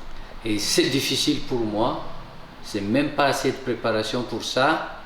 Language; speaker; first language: French; non-native, local second language; Malagasy